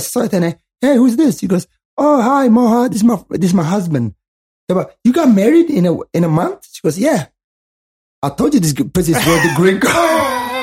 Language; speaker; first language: English; non-native, fluent; Somali